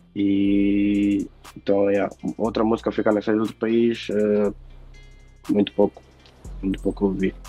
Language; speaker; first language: Portuguese; native; Portuguese